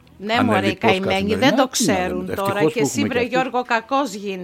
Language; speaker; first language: Greek; native; Greek